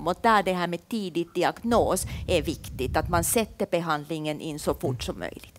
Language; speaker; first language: Swedish; non-native, fluent; Finnish